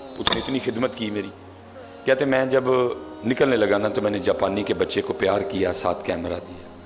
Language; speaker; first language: Urdu; non-native, local second language; Punjabi